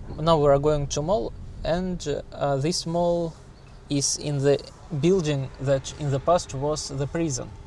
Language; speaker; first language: English; non-native, learner; Russian